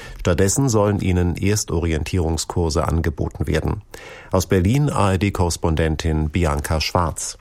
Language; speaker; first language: German; native; German